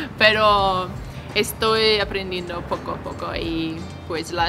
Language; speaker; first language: Spanish; non-native, learner; English